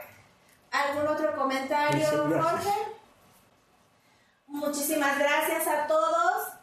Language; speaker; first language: Spanish; native; Spanish